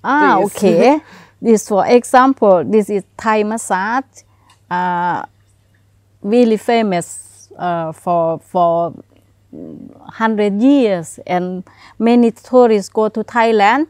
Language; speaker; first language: English; non-native, learner; Thai